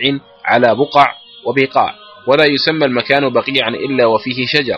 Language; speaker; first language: Arabic; native; Arabic